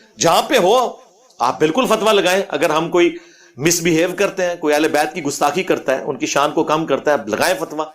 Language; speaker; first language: Urdu; non-native, local second language; Punjabi